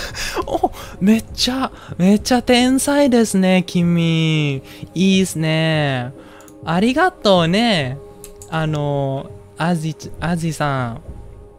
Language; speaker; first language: Japanese; non-native, learner; Indonesian